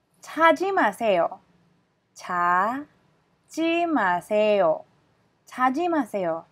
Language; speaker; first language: Korean; non-native, fluent; English